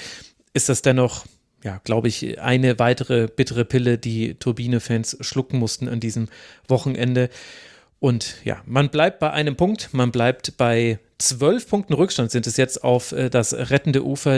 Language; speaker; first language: German; native; German